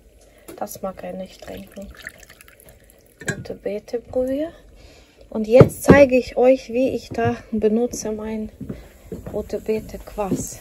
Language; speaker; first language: German; non-native, fluent; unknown